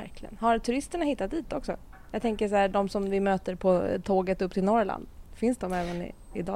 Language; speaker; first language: Swedish; native; Swedish